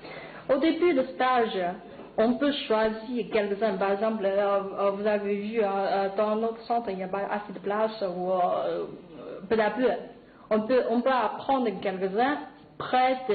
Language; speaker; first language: French; non-native, learner; Chinese